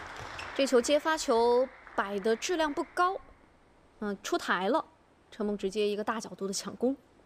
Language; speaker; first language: Chinese; native; Chinese